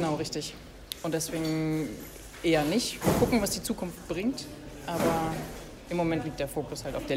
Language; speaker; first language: German; native; German